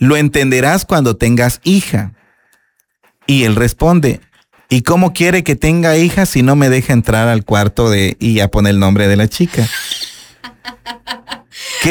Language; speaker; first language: Spanish; native; Spanish